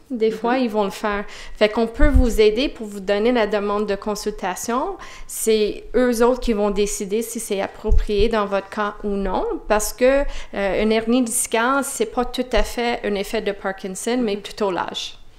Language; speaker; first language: French; native; French